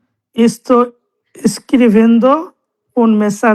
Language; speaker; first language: Italian; non-native, learner; Bangla